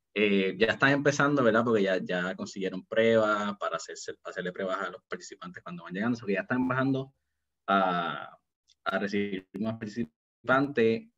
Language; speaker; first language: Spanish; native; Spanish